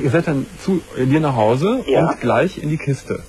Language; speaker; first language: German; native; German